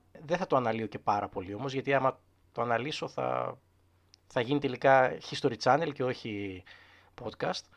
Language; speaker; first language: Greek; native; Greek